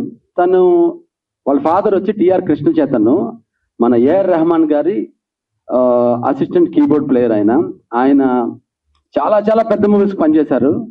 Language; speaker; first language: Telugu; native; Telugu